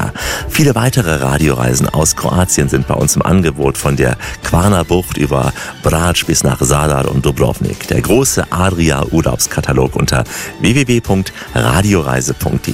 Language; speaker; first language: German; native; German